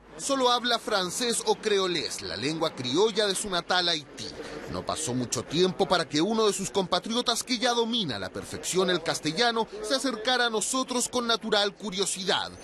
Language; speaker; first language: Spanish; native; Spanish